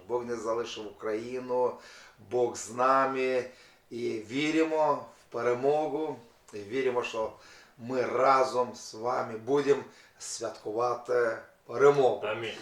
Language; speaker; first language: Ukrainian; non-native, local second language; Russian